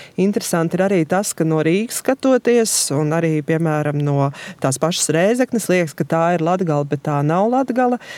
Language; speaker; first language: Latvian; native; Latvian